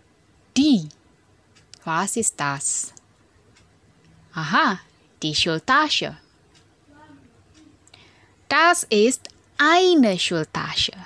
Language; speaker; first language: German; non-native, fluent; Indonesian